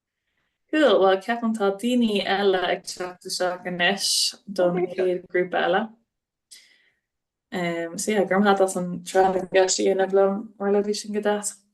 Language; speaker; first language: Irish; non-native, local second language; English